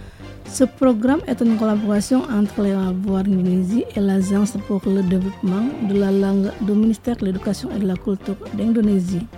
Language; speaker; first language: French; non-native, fluent; Indonesian